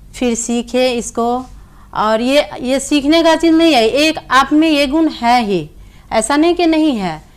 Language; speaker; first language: Hindi; native; Hindi